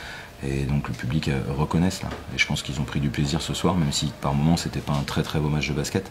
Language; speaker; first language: French; native; French